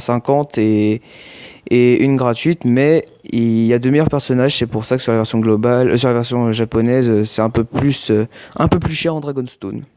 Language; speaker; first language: French; native; French